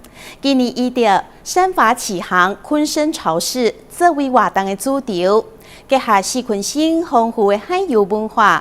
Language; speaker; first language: Chinese; native; Chinese